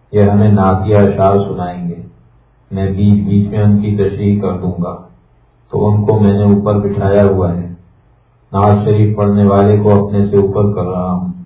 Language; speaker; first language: Urdu; native; Urdu